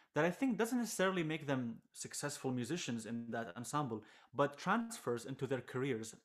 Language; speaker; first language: English; non-native, fluent; Arabic